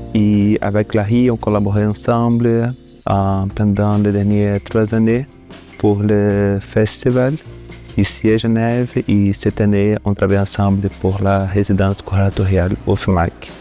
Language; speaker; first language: French; non-native, fluent; Portuguese